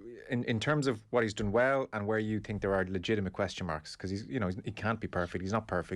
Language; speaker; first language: English; native; English